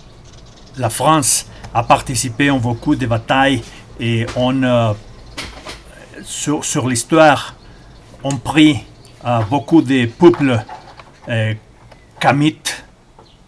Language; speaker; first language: French; non-native, learner; Spanish